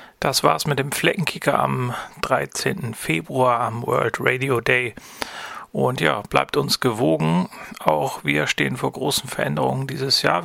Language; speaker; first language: German; native; German